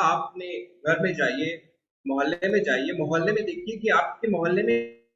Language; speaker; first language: Hindi; non-native, local second language; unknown